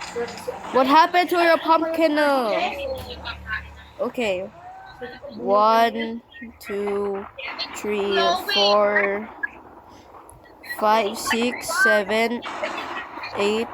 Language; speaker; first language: English; non-native, local second language; Filipino